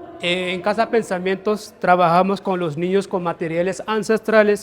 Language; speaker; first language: Spanish; non-native, local second language; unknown